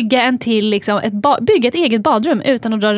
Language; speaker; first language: Swedish; native; Swedish